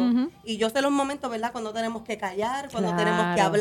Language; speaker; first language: Spanish; native; Spanish